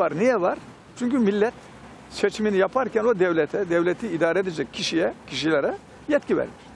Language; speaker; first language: Turkish; native; Turkish